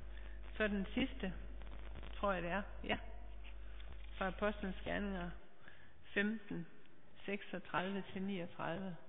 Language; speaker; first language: Danish; native; Danish